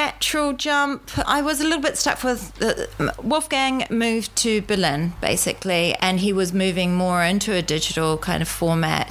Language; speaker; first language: English; native; English